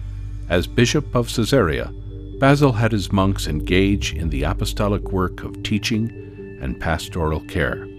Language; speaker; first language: English; native; English